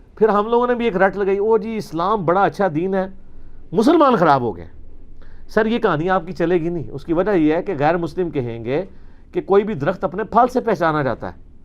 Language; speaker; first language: Urdu; non-native, local second language; Punjabi